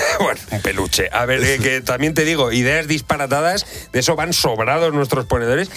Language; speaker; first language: Spanish; native; Spanish